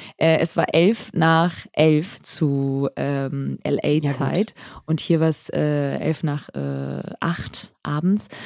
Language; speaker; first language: German; early bilingual, other home language; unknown